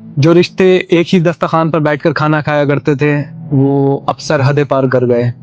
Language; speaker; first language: Hindi; native; Hindi